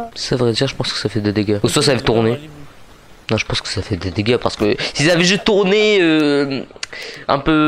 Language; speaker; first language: French; native; French